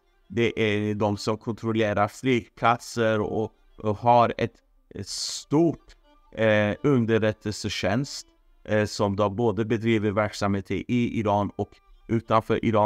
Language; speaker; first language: Swedish; non-native, fluent; Persian